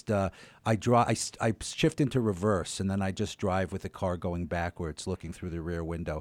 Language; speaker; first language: English; native; English